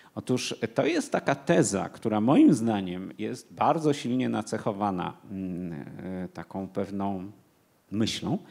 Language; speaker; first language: Polish; native; Polish